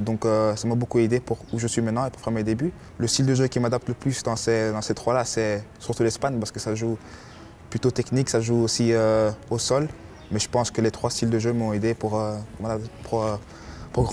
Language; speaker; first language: French; early bilingual, other home language; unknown